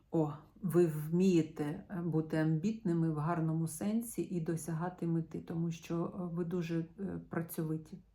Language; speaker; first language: Ukrainian; non-native, local second language; Russian